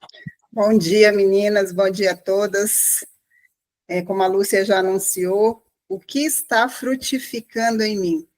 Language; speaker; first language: Portuguese; native; Portuguese